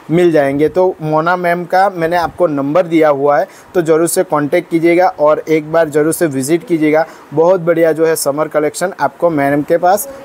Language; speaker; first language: Hindi; non-native, local second language; Gujarati